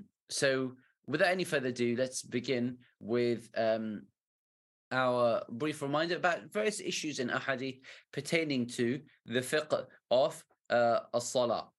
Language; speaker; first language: English; native; English